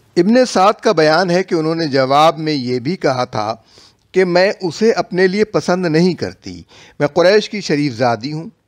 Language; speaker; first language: Urdu; native; Urdu